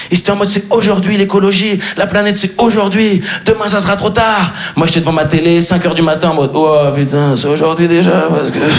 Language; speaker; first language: French; native; French